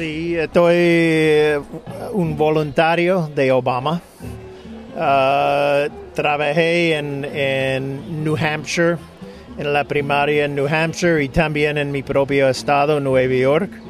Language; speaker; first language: Spanish; non-native, fluent; English